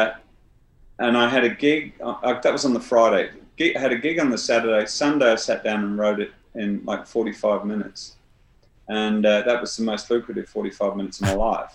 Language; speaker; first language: English; native; English